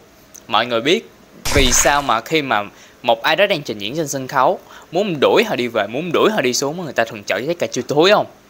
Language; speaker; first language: Vietnamese; non-native, local second language; Cantonese